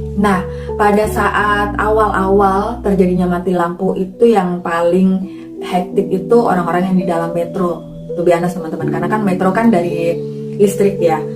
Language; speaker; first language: Indonesian; native; Indonesian